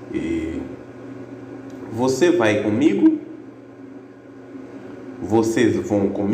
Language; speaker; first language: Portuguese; non-native, fluent; Haitian Creole